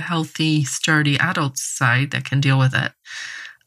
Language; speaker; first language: English; native; English